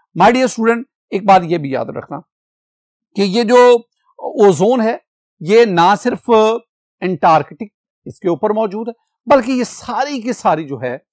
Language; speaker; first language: Urdu; non-native, local second language; Punjabi